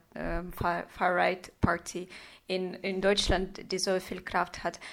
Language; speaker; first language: German; non-native, fluent; Russian